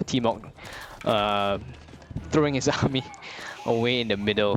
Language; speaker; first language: English; native; English